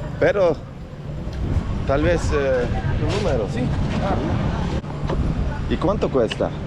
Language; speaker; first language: Spanish; non-native, learner; Turkish